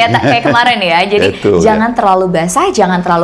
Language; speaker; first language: Indonesian; native; Indonesian